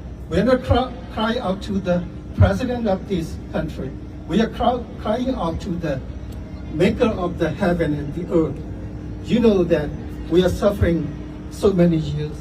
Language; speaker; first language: English; non-native, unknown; Tedim Chin